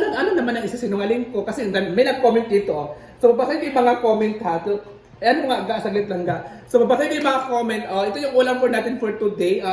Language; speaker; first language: Filipino; native; Filipino